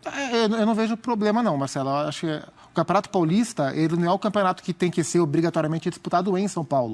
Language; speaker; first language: Portuguese; native; Portuguese